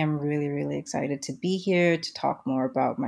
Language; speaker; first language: English; native; English